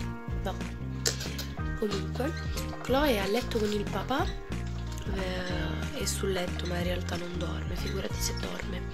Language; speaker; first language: Italian; native; Italian